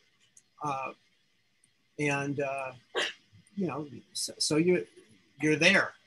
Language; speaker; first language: English; native; English